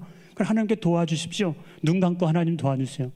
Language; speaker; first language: Korean; native; Korean